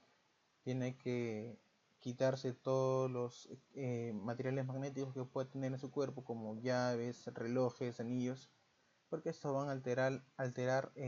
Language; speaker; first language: Spanish; native; Spanish